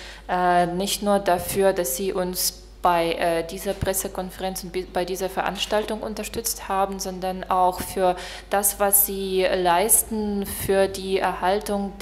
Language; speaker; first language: German; non-native, fluent; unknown